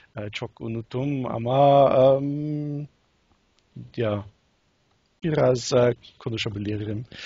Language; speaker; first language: Turkish; non-native, learner; English